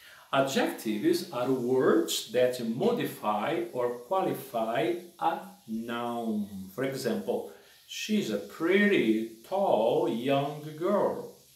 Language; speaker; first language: English; non-native, fluent; Portuguese